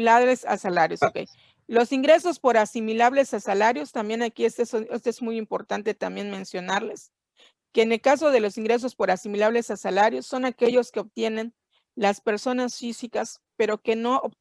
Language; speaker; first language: Spanish; native; Spanish